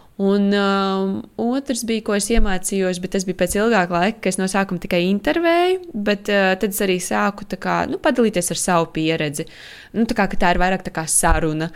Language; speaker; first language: Latvian; native; Latvian